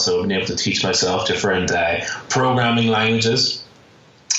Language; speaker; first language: English; native; English